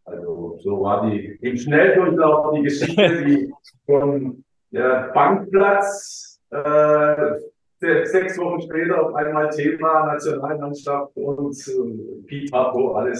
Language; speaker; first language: German; early bilingual, other home language; Croatian